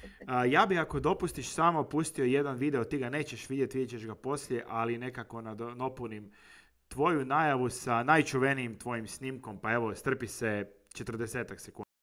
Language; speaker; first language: Croatian; native; Croatian